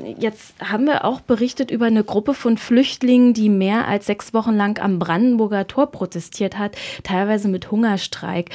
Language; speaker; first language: German; native; German